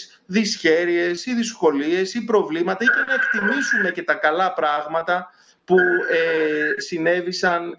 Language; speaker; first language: Greek; native; Greek